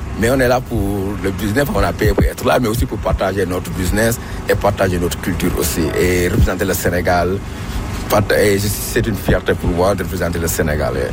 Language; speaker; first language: French; non-native, local second language; Wolof